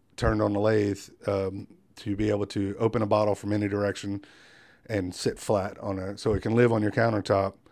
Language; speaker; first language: English; native; English